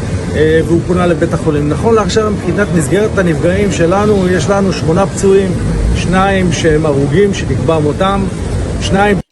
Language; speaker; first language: Hebrew; native; Hebrew